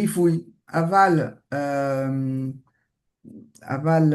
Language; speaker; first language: Hebrew; non-native, learner; French